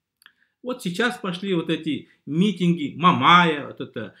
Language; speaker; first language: Russian; native; Russian